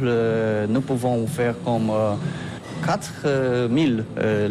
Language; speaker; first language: French; non-native, fluent; Polish